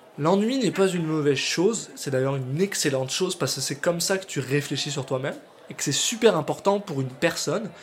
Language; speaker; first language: French; native; French